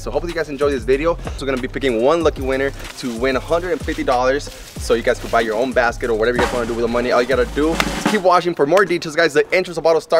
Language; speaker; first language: English; native; English